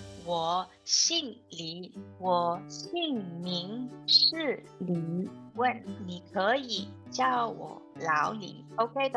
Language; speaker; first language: Chinese; non-native, learner; English